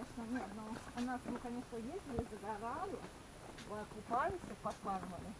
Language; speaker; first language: Russian; native; Russian